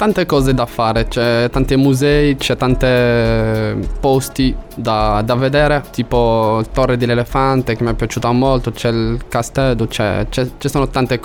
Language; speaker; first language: Italian; non-native, learner; Arabic